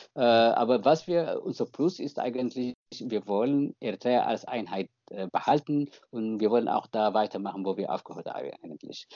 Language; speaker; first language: German; non-native, fluent; Tigrinya